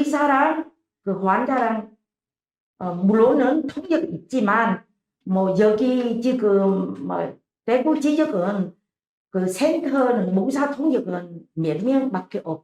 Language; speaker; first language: Korean; non-native, learner; Vietnamese